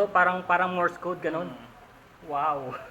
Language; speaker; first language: Filipino; native; Filipino